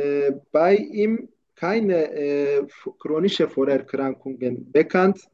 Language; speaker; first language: German; non-native, fluent; Turkish